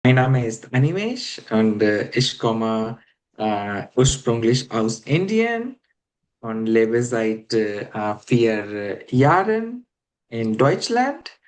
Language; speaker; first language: German; non-native, learner; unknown